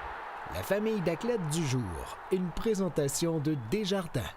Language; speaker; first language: French; native; French